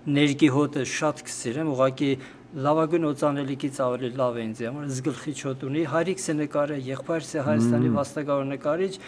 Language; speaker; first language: Armenian; native; Armenian